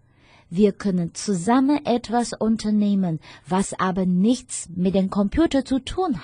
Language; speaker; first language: German; non-native, fluent; Chinese